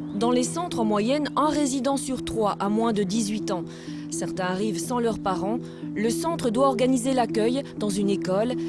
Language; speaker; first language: French; native; French